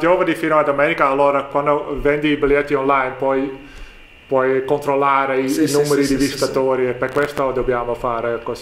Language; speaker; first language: Italian; non-native, learner; Dutch